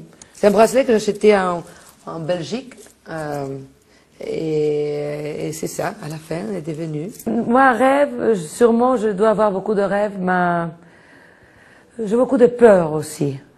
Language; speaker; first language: French; non-native, fluent; Spanish